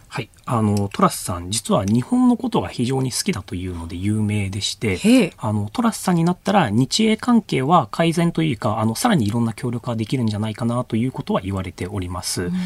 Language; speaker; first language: Japanese; native; Japanese